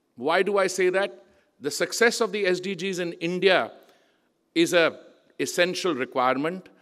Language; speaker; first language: English; non-native, local second language; Punjabi